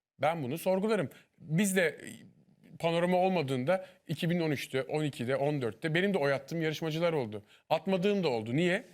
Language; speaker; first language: Turkish; native; Turkish